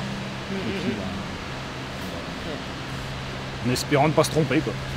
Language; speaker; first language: French; native; French